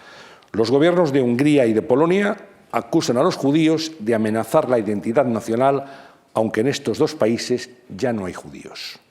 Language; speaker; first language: Spanish; native; Spanish